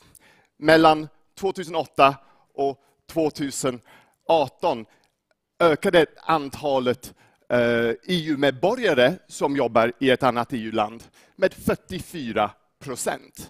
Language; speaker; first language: Swedish; non-native, fluent; English